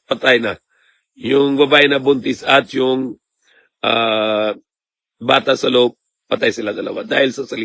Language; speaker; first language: Filipino; non-native, learner; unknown